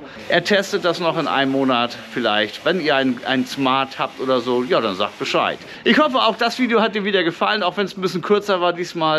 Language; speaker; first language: German; native; German